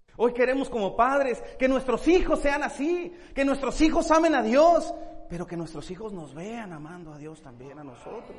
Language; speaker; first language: Spanish; native; Spanish